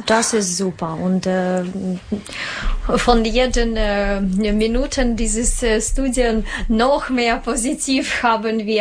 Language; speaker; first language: German; non-native, learner; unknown